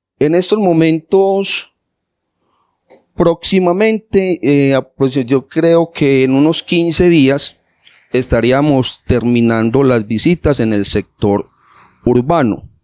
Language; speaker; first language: Spanish; native; Spanish